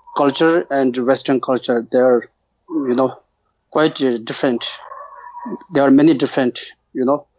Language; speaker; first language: English; non-native, learner; Tibetan